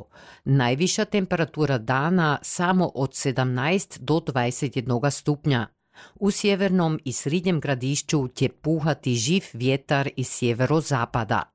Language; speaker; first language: Serbian; native; Serbian